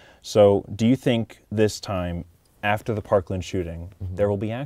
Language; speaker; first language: English; native; English